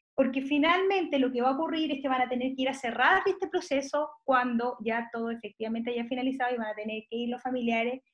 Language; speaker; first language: Spanish; native; Spanish